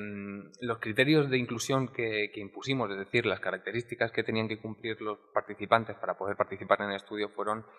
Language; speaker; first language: Spanish; native; Spanish